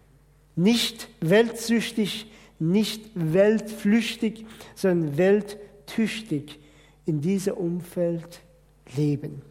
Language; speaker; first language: German; non-native, fluent; Persian